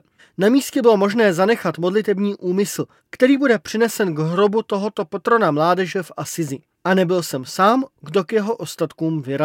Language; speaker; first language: Czech; native; Czech